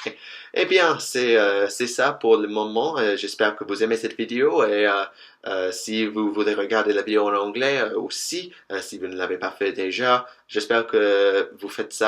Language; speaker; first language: French; non-native, fluent; English